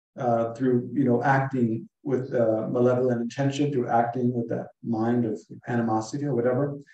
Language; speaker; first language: English; native; English